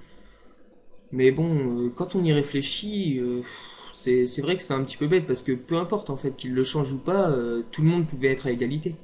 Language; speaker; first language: French; native; French